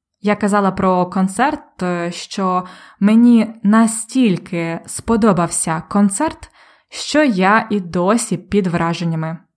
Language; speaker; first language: Ukrainian; native; Ukrainian